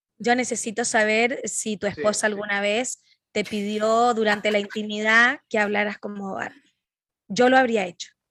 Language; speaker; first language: Spanish; native; Spanish